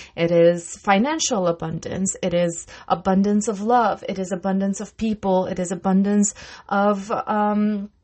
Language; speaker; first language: English; non-native, fluent; Russian